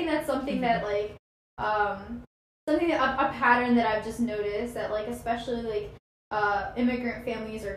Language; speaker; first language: English; native; English